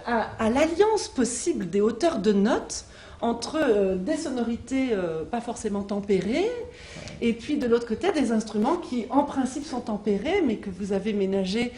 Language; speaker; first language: French; native; French